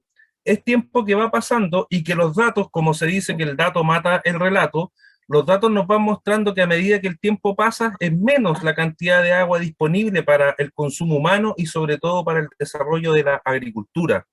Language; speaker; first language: Spanish; native; Spanish